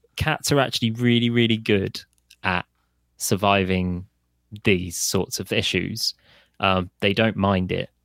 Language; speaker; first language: English; native; English